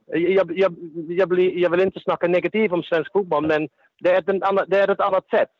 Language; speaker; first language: Swedish; non-native, fluent; Dutch